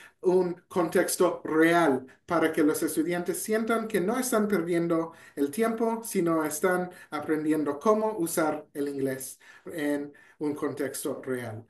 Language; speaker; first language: Spanish; non-native, fluent; English